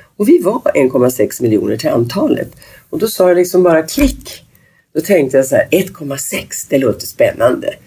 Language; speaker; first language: Swedish; native; Swedish